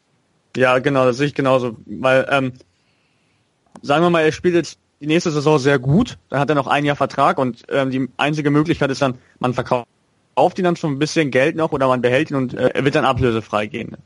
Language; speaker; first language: German; native; German